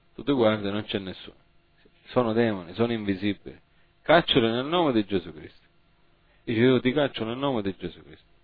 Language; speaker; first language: Italian; early bilingual, heritage; Italian